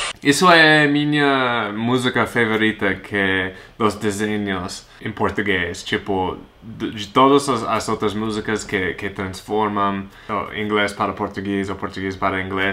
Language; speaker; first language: Portuguese; non-native, fluent; English